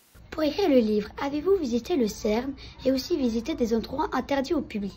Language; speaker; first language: French; native; French